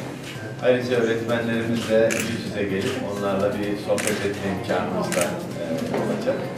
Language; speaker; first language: Turkish; native; Turkish